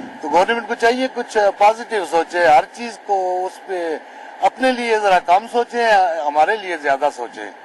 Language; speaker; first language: Urdu; non-native, local second language; Northern Hindko